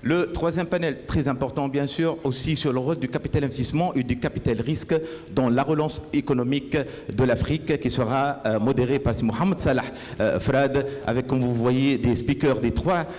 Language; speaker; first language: French; non-native, local second language; Arabic